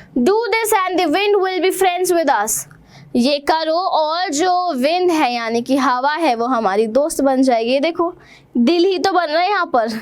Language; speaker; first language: Hindi; native; Hindi